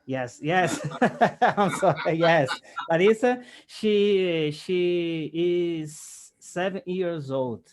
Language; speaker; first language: English; non-native, learner; Portuguese